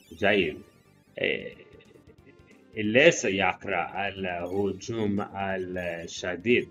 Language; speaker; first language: Arabic; non-native, learner; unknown